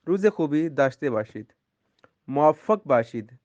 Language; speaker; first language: Persian; non-native, fluent; Urdu